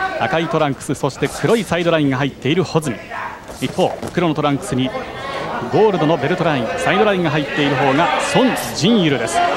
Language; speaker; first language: Japanese; native; Japanese